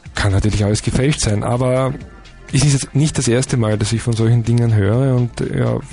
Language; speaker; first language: German; native; German